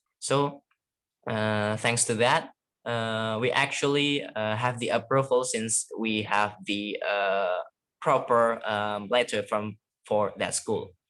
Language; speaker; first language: English; non-native, fluent; Indonesian